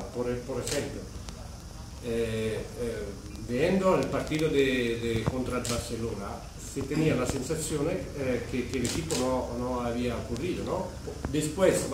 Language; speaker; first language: Spanish; non-native, fluent; Italian